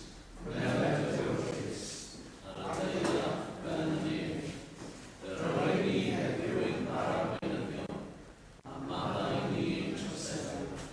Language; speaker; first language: Welsh; native; Welsh